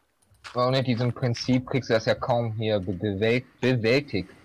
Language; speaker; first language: German; native; German